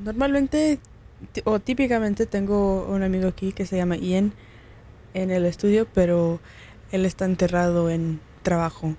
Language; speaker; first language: Spanish; early bilingual, heritage; Spanish